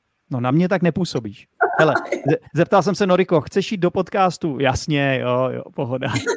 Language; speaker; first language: Czech; native; Czech